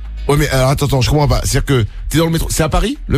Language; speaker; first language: French; native; French